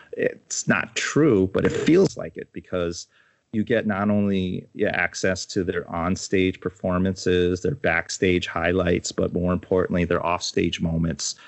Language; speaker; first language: English; native; English